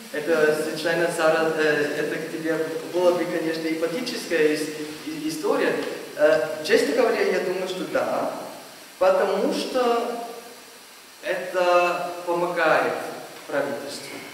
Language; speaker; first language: Russian; non-native, fluent; German